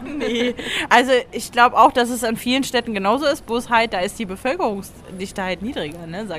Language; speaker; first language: German; native; German